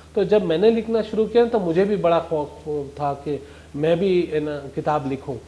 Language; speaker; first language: Urdu; non-native, local second language; Gujarati